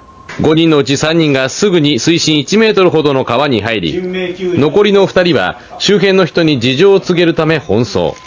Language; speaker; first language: Japanese; native; Japanese